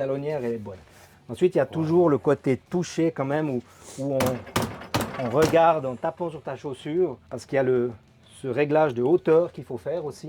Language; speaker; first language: French; native; French